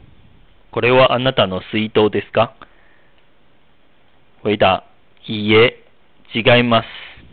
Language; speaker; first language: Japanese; non-native, fluent; Chinese